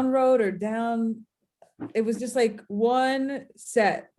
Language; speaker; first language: English; native; English